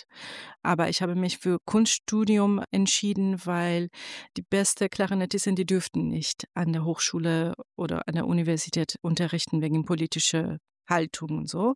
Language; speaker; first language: German; non-native, fluent; Persian